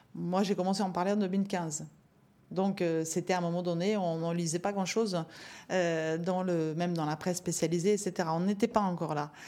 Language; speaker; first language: French; non-native, fluent; Norwegian